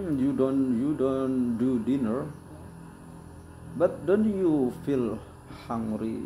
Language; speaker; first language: English; non-native, learner; Indonesian